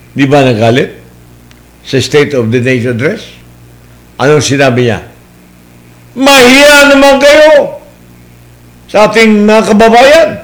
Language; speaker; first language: Filipino; non-native, local second language; Cebuano